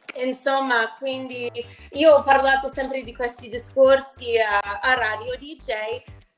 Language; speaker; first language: Italian; non-native, fluent; English